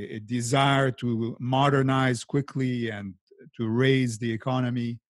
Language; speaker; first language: English; non-native, fluent; Arabic